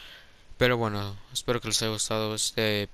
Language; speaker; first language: Spanish; early bilingual, heritage; Spanish